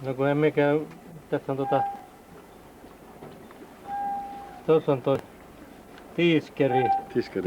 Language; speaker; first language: Finnish; native; Finnish